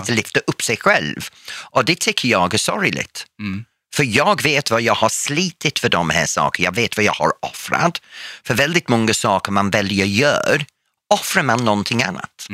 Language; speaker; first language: Swedish; non-native, fluent; English